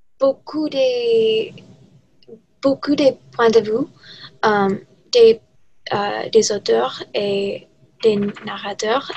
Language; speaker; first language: French; non-native, learner; English